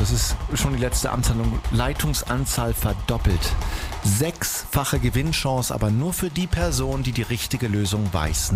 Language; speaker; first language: German; native; German